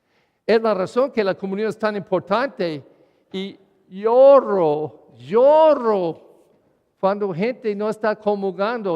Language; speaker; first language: Spanish; non-native, learner; English